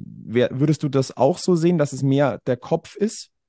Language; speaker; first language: German; native; German